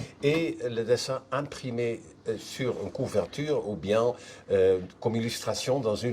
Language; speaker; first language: French; non-native, fluent; Dutch